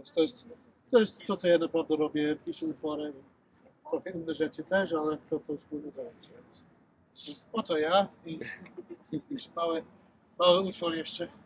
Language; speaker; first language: Polish; non-native, fluent; English